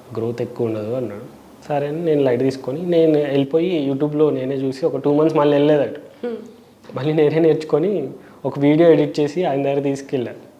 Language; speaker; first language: Telugu; native; Telugu